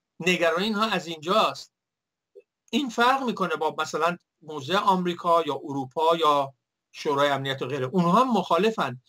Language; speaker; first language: Persian; native; Persian